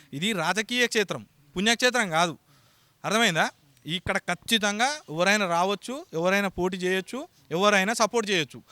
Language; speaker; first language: Telugu; native; Telugu